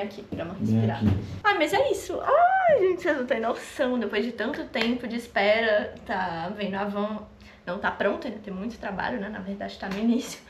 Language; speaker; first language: Portuguese; native; Portuguese